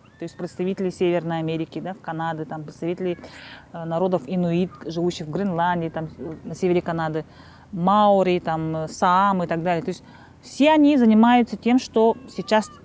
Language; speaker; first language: Russian; non-native, local second language; Yakut